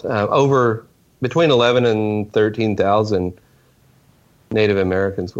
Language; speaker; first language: English; native; English